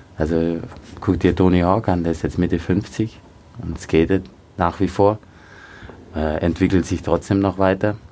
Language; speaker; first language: German; early bilingual, other home language; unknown